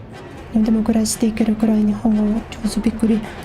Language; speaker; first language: Japanese; non-native, learner; English